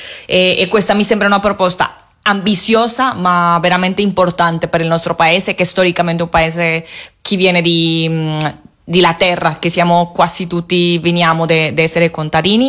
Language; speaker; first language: Italian; non-native, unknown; Spanish